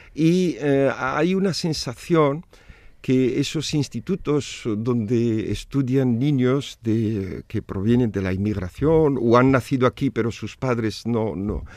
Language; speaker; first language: Spanish; non-native, fluent; Arabic